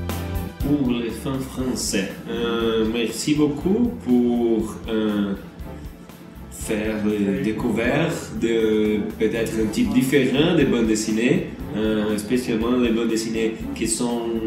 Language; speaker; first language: French; non-native, learner; Portuguese